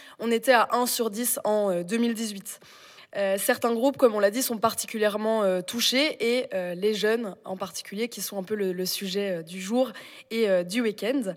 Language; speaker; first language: French; native; French